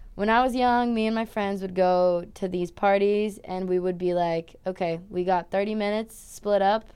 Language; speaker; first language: English; non-native, fluent; Portuguese